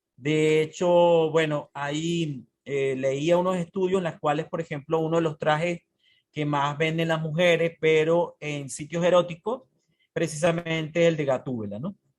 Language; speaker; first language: Spanish; native; Spanish